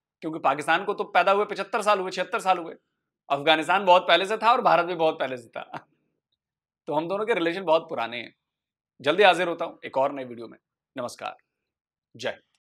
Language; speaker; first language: Hindi; native; Hindi